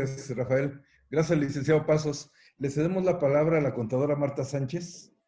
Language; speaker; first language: Spanish; native; Spanish